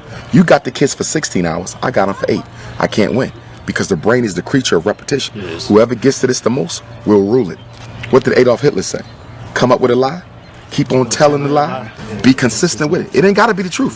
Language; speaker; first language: English; native; English